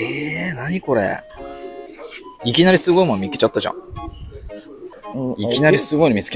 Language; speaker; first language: Japanese; native; Japanese